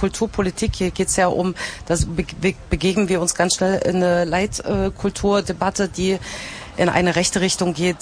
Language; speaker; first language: German; native; German